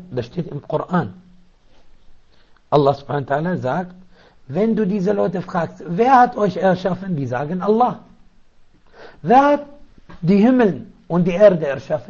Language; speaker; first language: German; non-native, fluent; Arabic